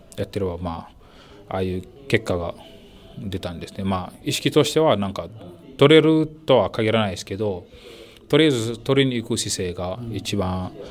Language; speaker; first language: Japanese; non-native, fluent; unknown